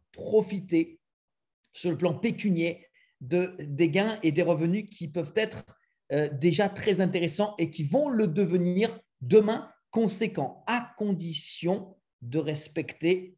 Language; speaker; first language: French; native; French